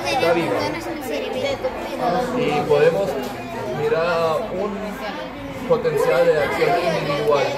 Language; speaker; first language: Spanish; non-native, fluent; German